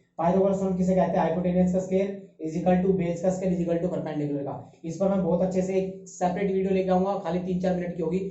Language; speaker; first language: Hindi; native; Hindi